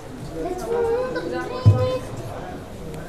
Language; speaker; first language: Dutch; early bilingual, other home language; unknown